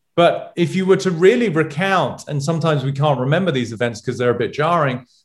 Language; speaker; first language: English; native; English